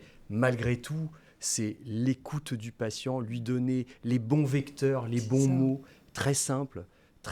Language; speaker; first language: French; native; French